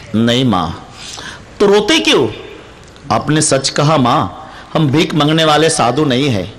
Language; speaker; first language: Hindi; non-native, local second language; Marathi